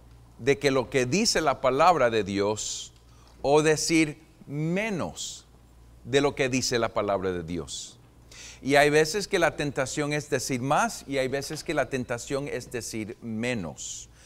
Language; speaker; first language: Spanish; non-native, fluent; English